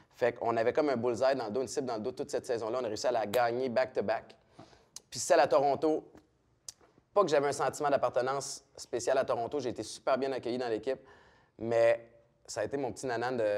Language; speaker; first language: French; native; French